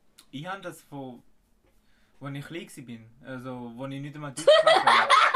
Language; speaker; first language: German; non-native, fluent; Tamil